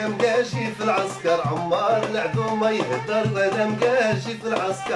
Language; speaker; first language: Arabic; native; Arabic